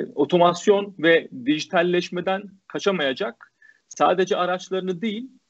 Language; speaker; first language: Turkish; native; Turkish